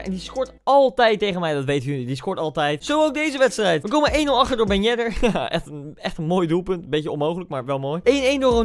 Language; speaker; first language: Dutch; native; Dutch